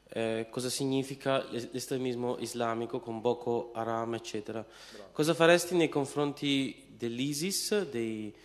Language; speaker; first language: Italian; non-native, fluent; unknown